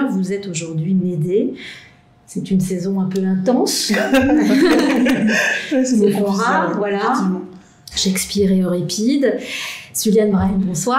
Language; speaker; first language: French; native; French